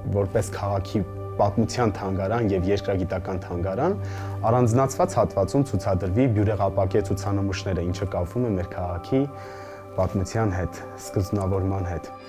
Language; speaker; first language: Armenian; native; Armenian